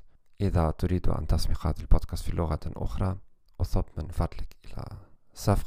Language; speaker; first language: Arabic; non-native, learner; German